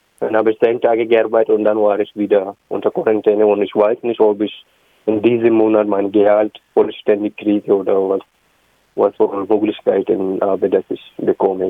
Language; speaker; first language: German; non-native, learner; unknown